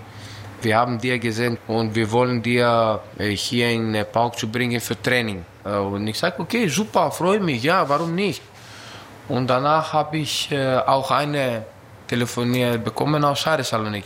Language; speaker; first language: German; non-native, fluent; Greek